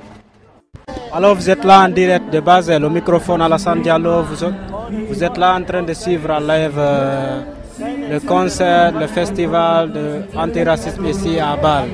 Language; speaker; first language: French; non-native, local second language; Fula